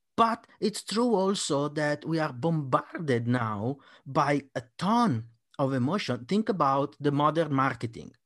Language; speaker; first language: English; non-native, fluent; Italian